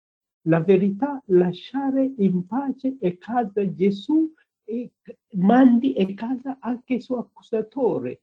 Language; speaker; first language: Italian; non-native, learner; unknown